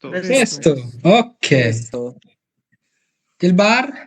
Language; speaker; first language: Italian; non-native, fluent; Bangla